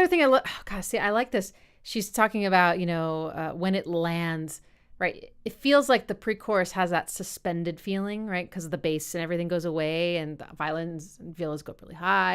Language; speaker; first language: English; native; English